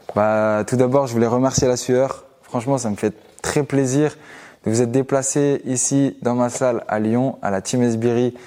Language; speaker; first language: French; native; French